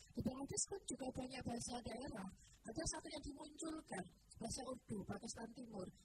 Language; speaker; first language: Indonesian; non-native, local second language; Javanese